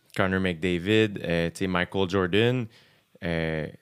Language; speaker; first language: French; native; French